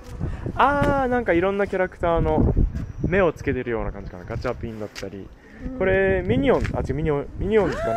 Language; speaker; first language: Japanese; native; Japanese